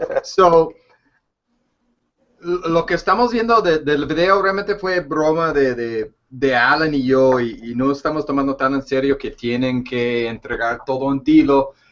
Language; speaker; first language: Spanish; non-native, fluent; English